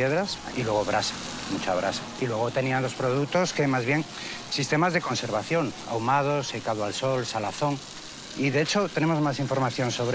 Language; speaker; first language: Spanish; native; Spanish